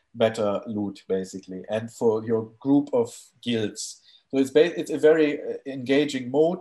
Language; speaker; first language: English; non-native, fluent; German